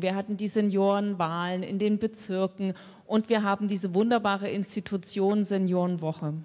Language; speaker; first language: German; native; German